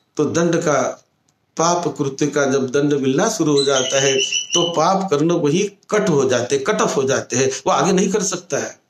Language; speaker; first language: Hindi; non-native, local second language; Marathi